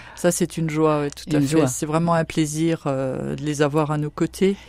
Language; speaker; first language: French; native; French